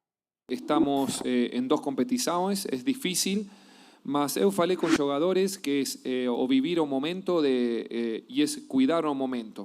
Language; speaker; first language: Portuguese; non-native, fluent; Spanish